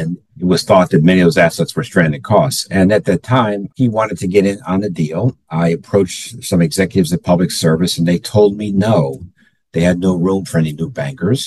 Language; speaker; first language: English; native; English